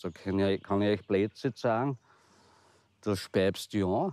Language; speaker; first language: German; native; German